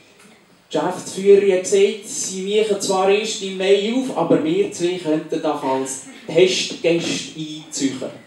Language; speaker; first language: German; native; German